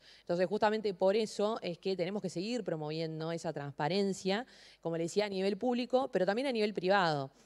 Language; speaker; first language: Spanish; native; Spanish